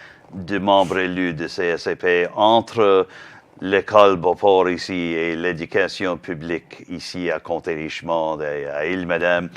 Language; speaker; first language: French; non-native, learner; English